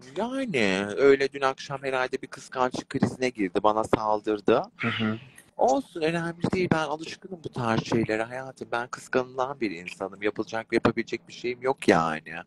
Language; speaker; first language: Turkish; native; Turkish